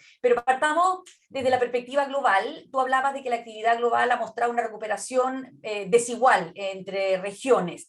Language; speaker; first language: Spanish; native; Spanish